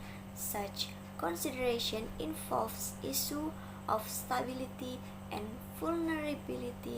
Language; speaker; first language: English; non-native, learner; Indonesian